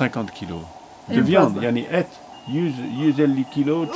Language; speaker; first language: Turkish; non-native, learner; French